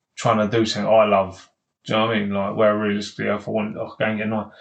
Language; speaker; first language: English; native; English